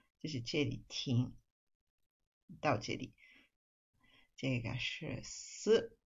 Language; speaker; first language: Chinese; non-native, fluent; Japanese